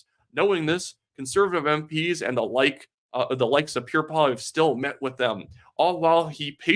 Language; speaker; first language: English; native; English